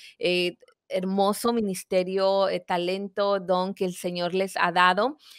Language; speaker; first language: Spanish; native; Spanish